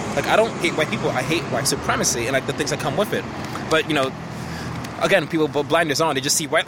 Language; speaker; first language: English; early bilingual, other home language; Haitian Creole